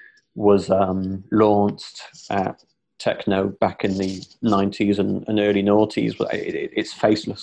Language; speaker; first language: English; native; English